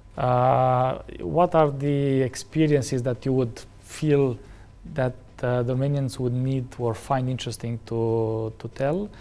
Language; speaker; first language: English; non-native, fluent; Romanian